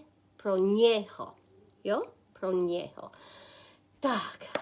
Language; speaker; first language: Czech; non-native, learner; English